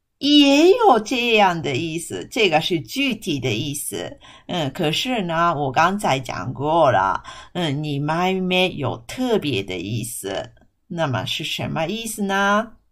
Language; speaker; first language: Chinese; non-native, fluent; Japanese